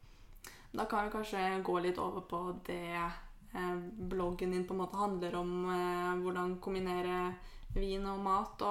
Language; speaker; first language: Norwegian; native; Norwegian